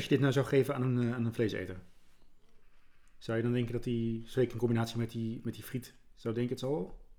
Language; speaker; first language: Dutch; native; Dutch